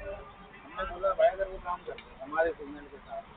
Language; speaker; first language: Hindi; native; Hindi